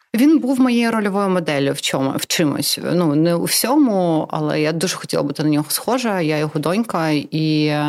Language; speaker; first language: Ukrainian; non-native, local second language; Russian